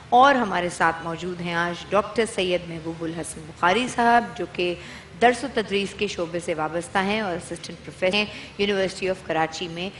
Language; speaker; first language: Urdu; native; Urdu